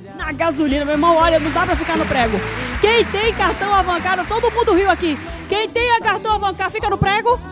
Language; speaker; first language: Portuguese; native; Portuguese